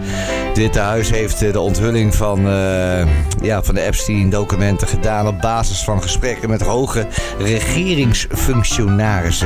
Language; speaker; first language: Dutch; native; Dutch